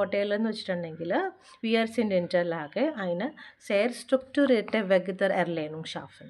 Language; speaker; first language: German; non-native, fluent; Malayalam